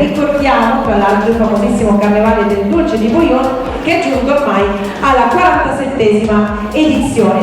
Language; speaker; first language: Italian; native; Italian